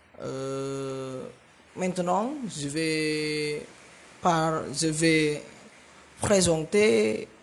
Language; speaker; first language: French; non-native, learner; Indonesian